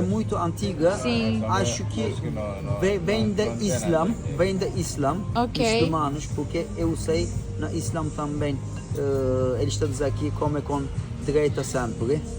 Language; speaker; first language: Portuguese; non-native, learner; Turkish